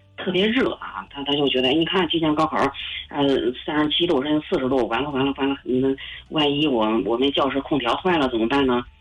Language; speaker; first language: Chinese; native; Chinese